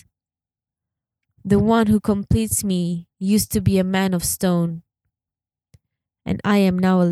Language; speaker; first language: English; non-native, local second language; Malay